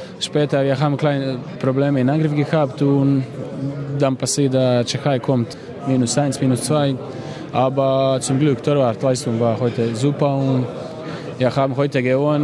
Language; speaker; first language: German; non-native, learner; Croatian